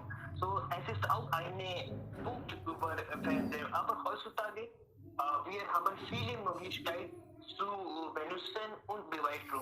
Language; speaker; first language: German; non-native, learner; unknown